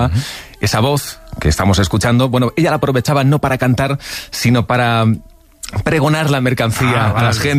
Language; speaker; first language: Spanish; native; Spanish